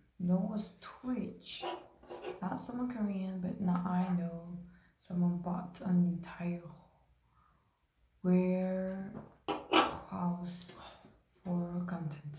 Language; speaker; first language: English; non-native, learner; Korean